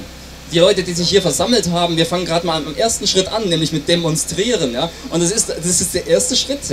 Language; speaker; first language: German; native; German